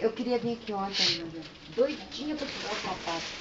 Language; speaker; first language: Portuguese; native; Portuguese